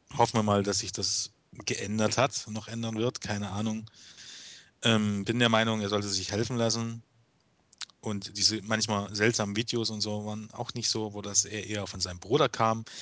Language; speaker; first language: German; native; German